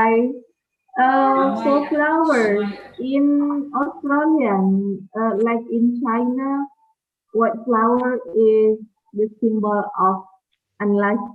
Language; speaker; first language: English; non-native, learner; Indonesian